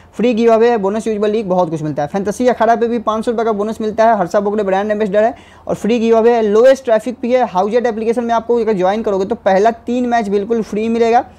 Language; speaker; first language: Hindi; native; Hindi